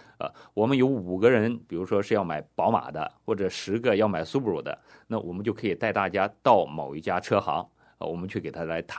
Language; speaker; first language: Chinese; native; Chinese